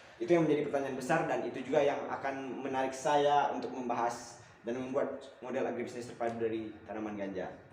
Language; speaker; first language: Indonesian; native; Indonesian